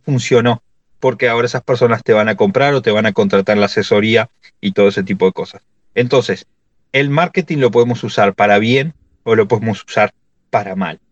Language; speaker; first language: Spanish; native; Spanish